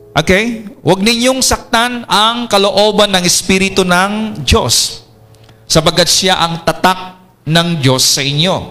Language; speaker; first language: Filipino; non-native, local second language; Iloko